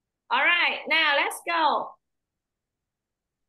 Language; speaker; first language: English; non-native, fluent; Vietnamese